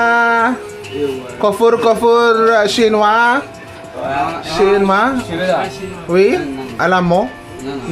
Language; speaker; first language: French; non-native, learner; Filipino